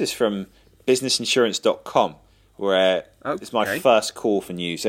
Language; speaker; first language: English; native; English